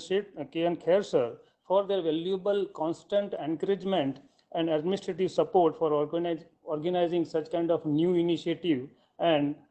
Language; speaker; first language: English; non-native, local second language; Gujarati